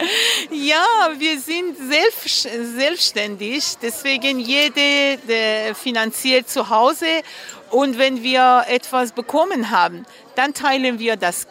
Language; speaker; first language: German; non-native, learner; Persian